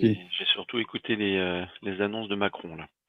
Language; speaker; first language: French; native; French